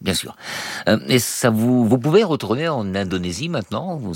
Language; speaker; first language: French; native; French